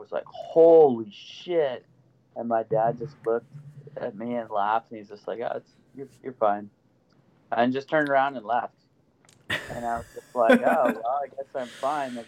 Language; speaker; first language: English; native; English